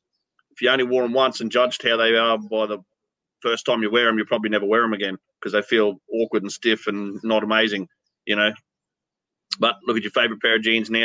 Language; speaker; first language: English; native; English